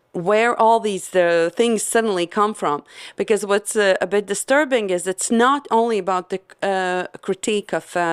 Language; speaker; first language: English; non-native, fluent; Latvian